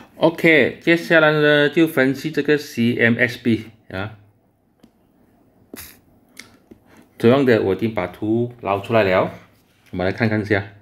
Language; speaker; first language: Chinese; native; Chinese